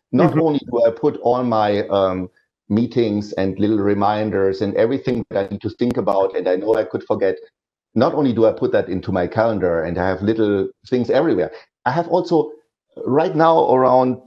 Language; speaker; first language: English; non-native, fluent; German